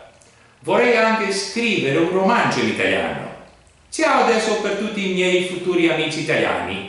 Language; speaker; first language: Italian; non-native, fluent; Greek